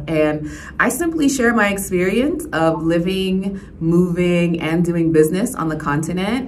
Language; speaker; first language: English; native; English